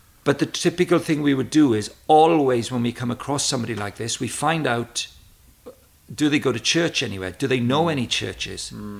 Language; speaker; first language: English; native; English